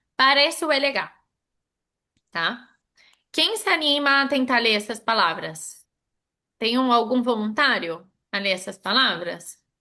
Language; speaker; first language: Portuguese; non-native, fluent; Spanish